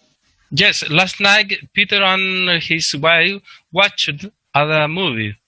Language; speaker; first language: English; non-native, learner; Spanish